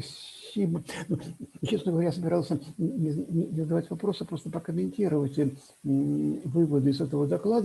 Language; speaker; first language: Russian; native; Russian